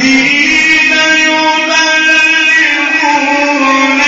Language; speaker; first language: Arabic; native; Arabic